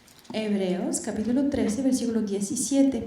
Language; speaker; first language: Spanish; non-native, fluent; Bulgarian